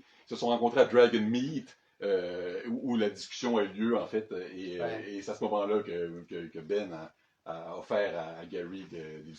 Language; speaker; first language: French; native; French